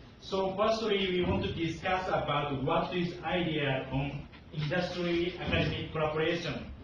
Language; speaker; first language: English; non-native, fluent; Japanese